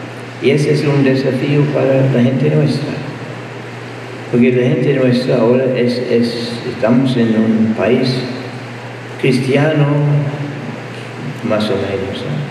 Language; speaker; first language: Spanish; non-native, fluent; English